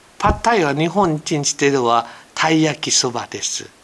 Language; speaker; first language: Japanese; non-native, learner; Thai